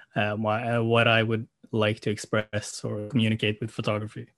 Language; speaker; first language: English; non-native, fluent; Norwegian